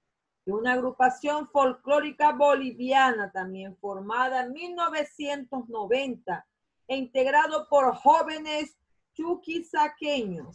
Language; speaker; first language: Spanish; non-native, fluent; Portuguese